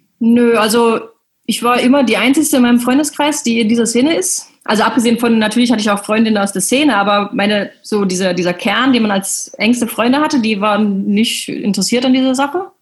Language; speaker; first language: German; native; German